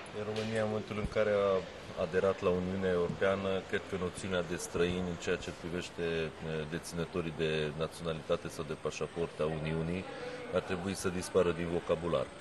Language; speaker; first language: Romanian; non-native, local second language; Hungarian